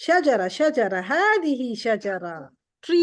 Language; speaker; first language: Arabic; non-native, fluent; Urdu